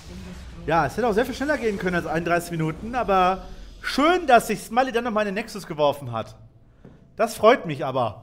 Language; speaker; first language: German; native; German